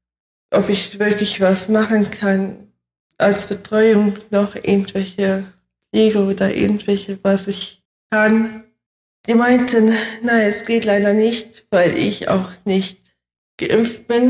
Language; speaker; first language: German; early bilingual, other home language; Russian